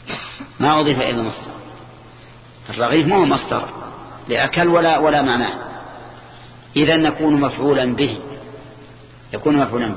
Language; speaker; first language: Arabic; native; Arabic